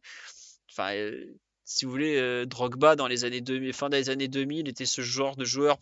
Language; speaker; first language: French; native; French